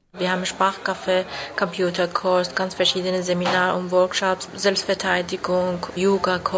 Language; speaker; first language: German; non-native, fluent; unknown